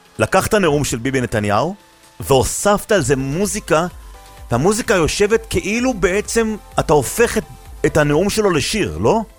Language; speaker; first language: Hebrew; native; Hebrew